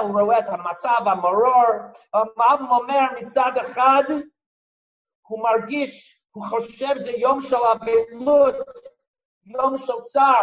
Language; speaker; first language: Hebrew; non-native, fluent; English